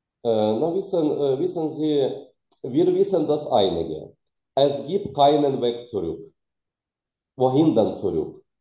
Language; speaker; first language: German; non-native, fluent; Ukrainian